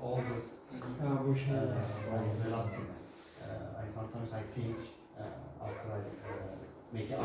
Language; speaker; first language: English; non-native, learner; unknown